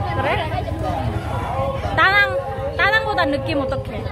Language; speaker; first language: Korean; non-native, learner; Vietnamese